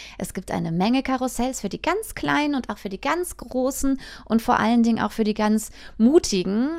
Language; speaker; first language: German; native; German